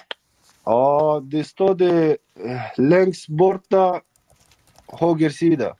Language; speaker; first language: Swedish; non-native, local second language; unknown